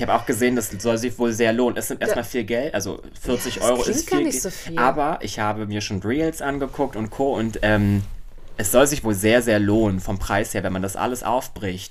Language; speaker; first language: German; native; German